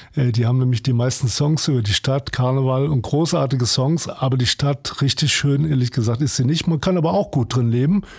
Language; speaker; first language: German; native; German